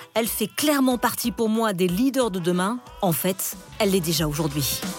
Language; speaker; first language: French; native; French